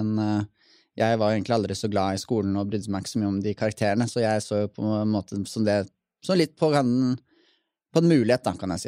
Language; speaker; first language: Norwegian; native; Norwegian